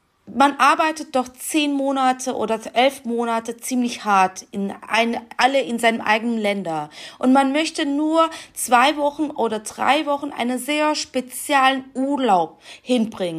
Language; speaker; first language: German; non-native, fluent; Turkish